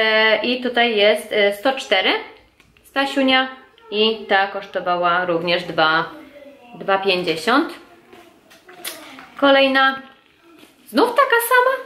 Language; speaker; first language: Polish; native; Polish